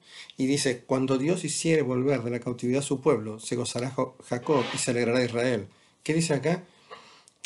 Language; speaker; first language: Spanish; native; Spanish